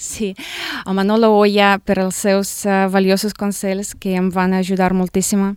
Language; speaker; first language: Catalan; non-native, learner; Russian